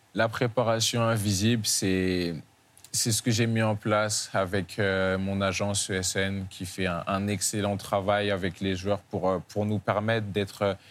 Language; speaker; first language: French; native; French